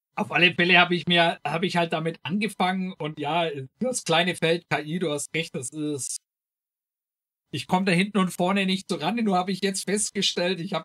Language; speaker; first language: German; early bilingual, other home language; Slovenian